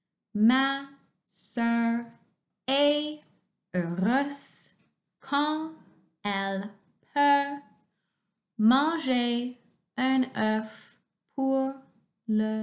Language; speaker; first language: French; non-native, fluent; English